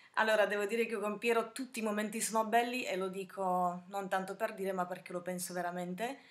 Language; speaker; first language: Italian; non-native, fluent; Slovak